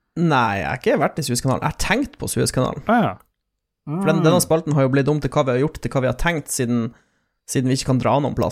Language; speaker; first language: Norwegian; native; Norwegian